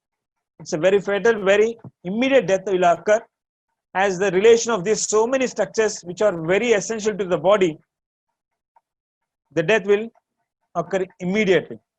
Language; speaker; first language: English; non-native, local second language; Tamil